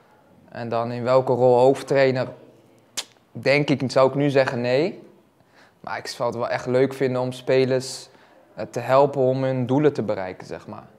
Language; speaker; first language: Dutch; native; Dutch